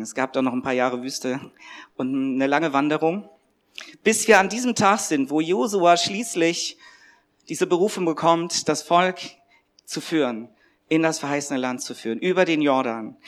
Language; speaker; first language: German; native; German